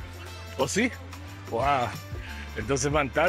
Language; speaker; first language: Spanish; non-native, fluent; English